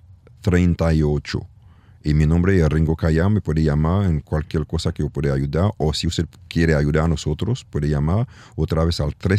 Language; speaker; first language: Spanish; non-native, learner; French